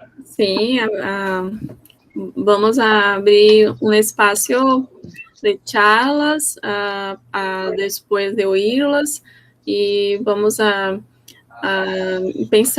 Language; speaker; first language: Spanish; non-native, fluent; Portuguese